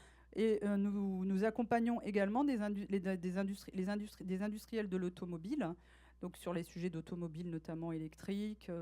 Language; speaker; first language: French; native; French